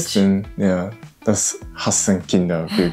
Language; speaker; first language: German; non-native, learner; Japanese